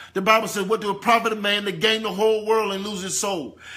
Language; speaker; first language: English; native; English